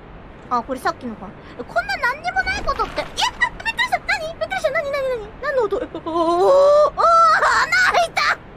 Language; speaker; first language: Japanese; native; Japanese